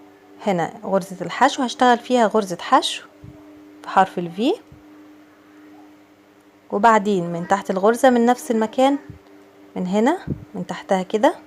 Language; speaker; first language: Arabic; native; Arabic